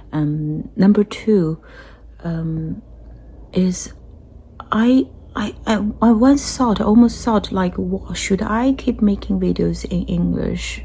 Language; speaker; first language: English; non-native, fluent; Chinese